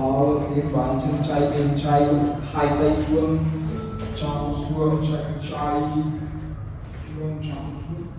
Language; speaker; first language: Vietnamese; non-native, learner; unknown